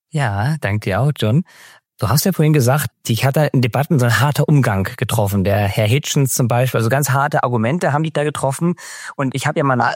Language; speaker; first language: German; native; German